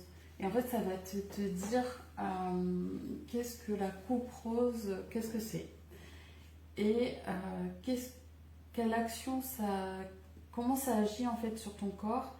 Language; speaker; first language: French; native; French